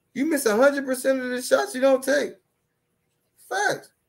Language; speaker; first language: English; native; English